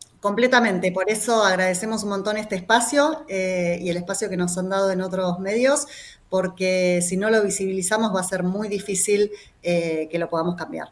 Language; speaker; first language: Spanish; native; Spanish